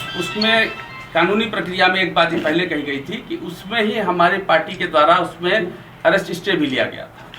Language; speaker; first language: Hindi; native; Hindi